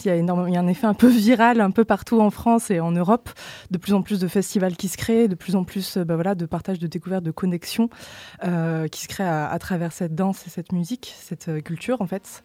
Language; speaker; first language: French; native; French